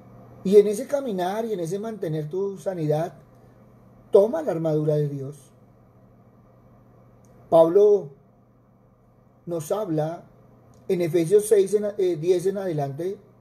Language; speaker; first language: Spanish; native; Spanish